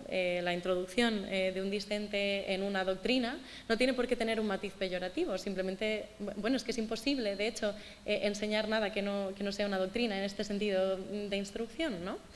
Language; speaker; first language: Spanish; native; Spanish